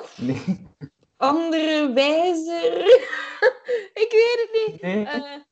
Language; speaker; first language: Dutch; native; Dutch